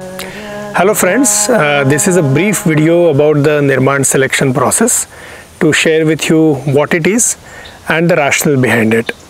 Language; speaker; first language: English; non-native, local second language; Marathi